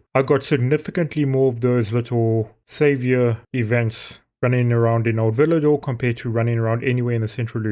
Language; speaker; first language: English; native; English